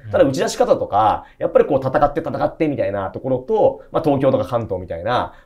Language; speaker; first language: Japanese; native; Japanese